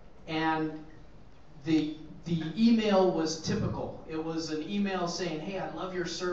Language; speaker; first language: English; native; English